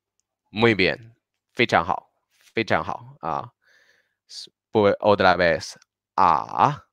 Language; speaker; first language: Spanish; non-native, learner; Chinese